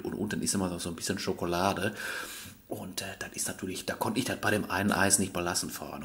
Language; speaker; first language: German; native; German